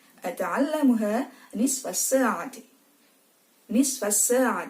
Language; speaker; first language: Arabic; non-native, fluent; Indonesian